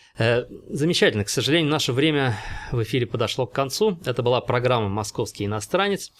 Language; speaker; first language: Russian; native; Russian